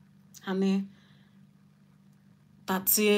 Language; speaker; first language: Turkish; non-native, learner; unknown